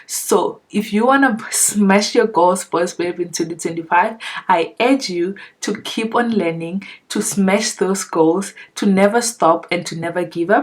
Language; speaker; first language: English; non-native, local second language; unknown